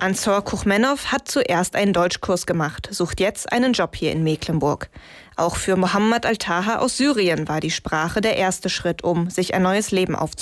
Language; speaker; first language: German; native; German